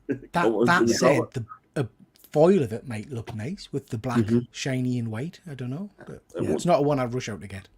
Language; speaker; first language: English; native; English